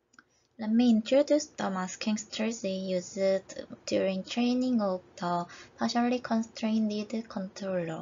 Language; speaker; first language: English; non-native, fluent; Korean